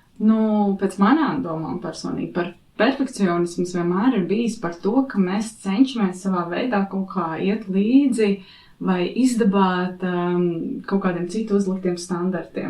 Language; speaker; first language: Latvian; native; Latvian